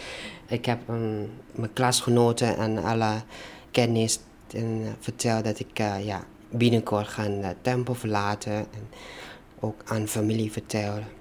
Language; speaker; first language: Dutch; non-native, learner; Thai